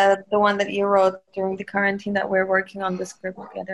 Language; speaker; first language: English; non-native, fluent; Turkish